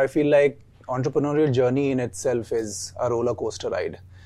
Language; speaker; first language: English; non-native, local second language; Hindi